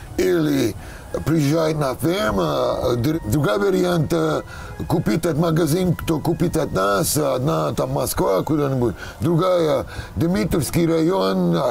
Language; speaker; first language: Russian; non-native, learner; English